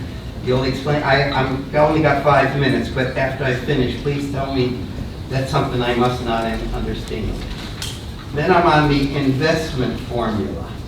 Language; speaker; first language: English; native; English